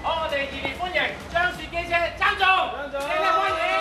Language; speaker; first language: Chinese; non-native, local second language; Cantonese